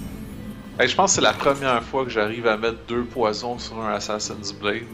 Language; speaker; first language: French; native; French